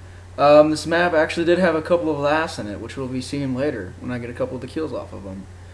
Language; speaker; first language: English; native; English